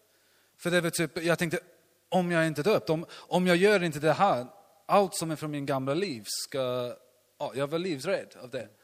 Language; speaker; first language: Swedish; non-native, learner; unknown